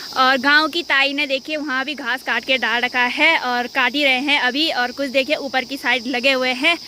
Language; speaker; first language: Hindi; native; Hindi